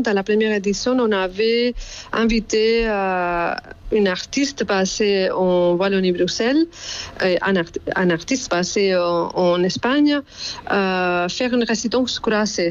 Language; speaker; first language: French; non-native, fluent; Spanish